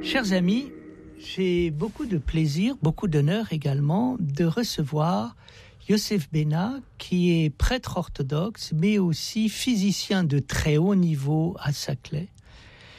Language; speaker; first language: French; native; French